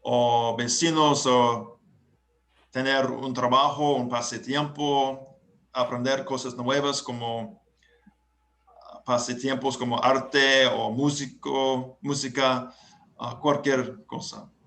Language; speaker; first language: Spanish; non-native, learner; English